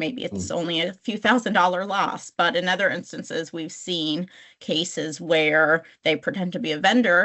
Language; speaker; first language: English; native; English